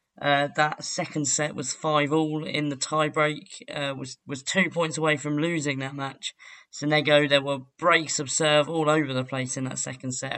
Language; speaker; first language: English; native; English